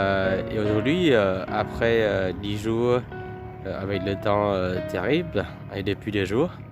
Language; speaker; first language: French; non-native, fluent; Vietnamese